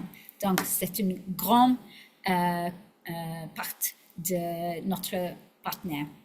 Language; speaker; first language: French; non-native, learner; English